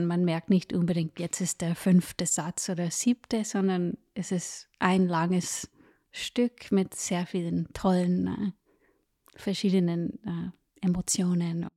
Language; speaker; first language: German; non-native, fluent; English